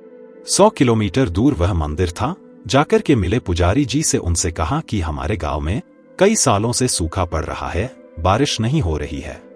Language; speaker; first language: Hindi; native; Hindi